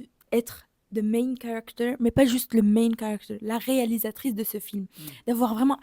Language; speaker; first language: French; native; French